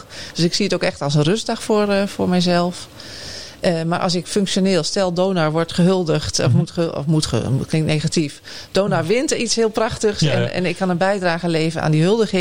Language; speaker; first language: Dutch; native; Dutch